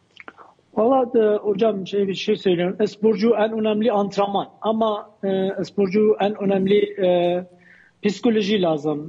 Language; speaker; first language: Turkish; non-native, learner; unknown